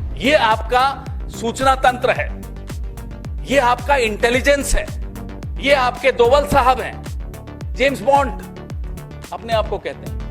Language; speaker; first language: Hindi; native; Hindi